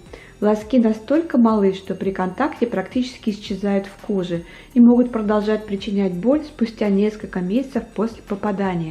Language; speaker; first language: Russian; native; Russian